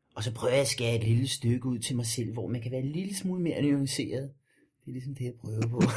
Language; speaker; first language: Danish; early bilingual, other home language; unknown